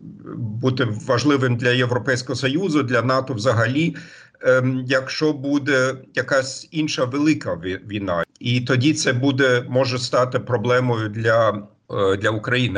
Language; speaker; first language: Ukrainian; non-native, fluent; German